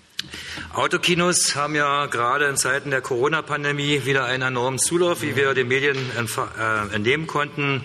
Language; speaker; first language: German; native; German